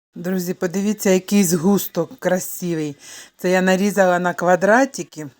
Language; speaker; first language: Ukrainian; native; Ukrainian